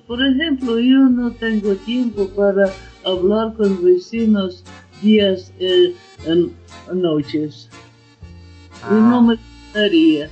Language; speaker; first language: Spanish; non-native, learner; Ukrainian